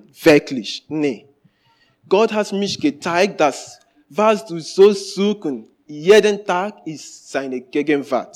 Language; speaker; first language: German; non-native, learner; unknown